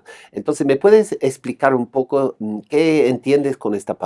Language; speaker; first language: Spanish; non-native, fluent; English